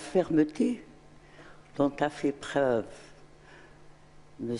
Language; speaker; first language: French; non-native, local second language; Arabic